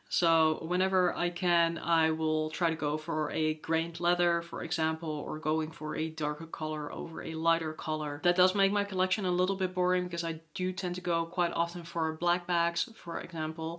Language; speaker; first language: English; non-native, fluent; Dutch